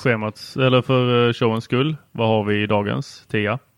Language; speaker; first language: Swedish; native; Swedish